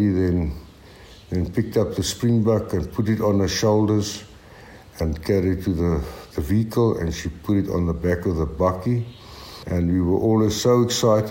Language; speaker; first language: English; native; English